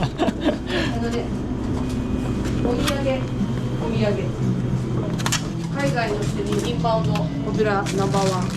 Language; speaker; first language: Japanese; native; Japanese